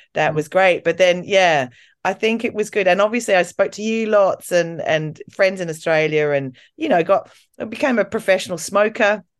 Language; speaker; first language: English; native; English